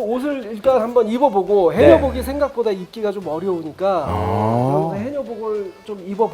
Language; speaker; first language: Korean; native; Korean